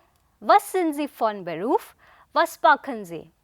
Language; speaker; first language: German; non-native, fluent; Hindi